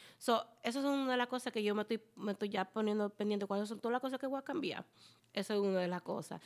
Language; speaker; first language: Spanish; early bilingual, heritage; Spanish